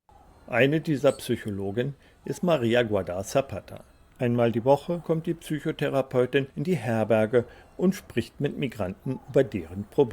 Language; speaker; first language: German; native; German